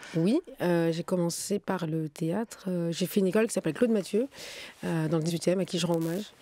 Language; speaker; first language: French; native; French